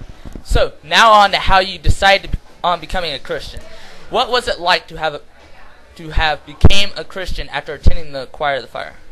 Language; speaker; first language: English; native; English